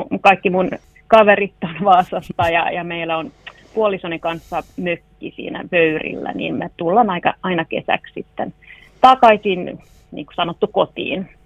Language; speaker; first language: Finnish; non-native, local second language; Swedish